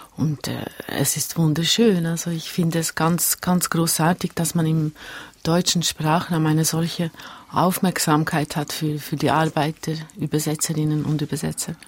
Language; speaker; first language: German; early bilingual, other home language; Hungarian